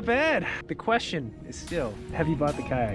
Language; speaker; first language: English; native; English